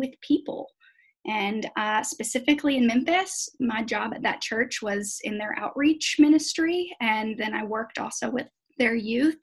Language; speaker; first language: English; native; English